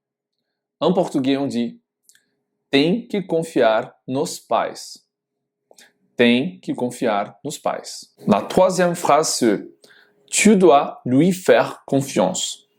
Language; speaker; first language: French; non-native, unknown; Portuguese